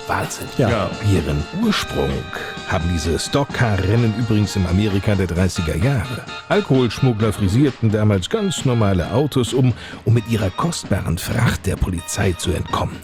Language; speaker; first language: German; native; German